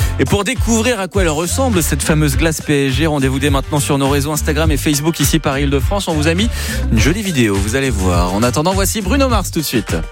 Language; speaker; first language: French; native; French